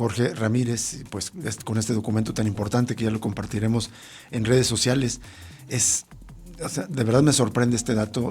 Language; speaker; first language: Spanish; native; Spanish